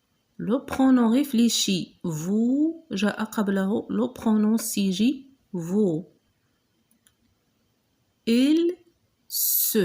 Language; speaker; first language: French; non-native, local second language; Arabic